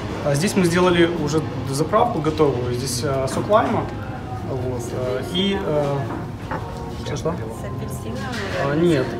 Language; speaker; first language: Russian; native; Russian